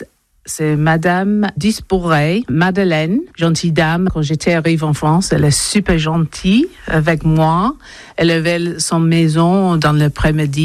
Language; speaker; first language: French; non-native, learner; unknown